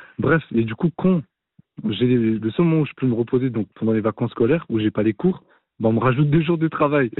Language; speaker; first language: French; native; French